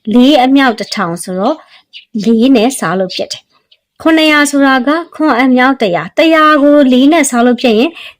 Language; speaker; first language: Burmese; native; Burmese